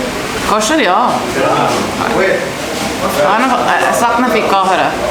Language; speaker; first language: Arabic; non-native, learner; English